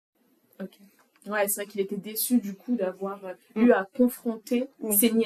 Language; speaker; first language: French; native; French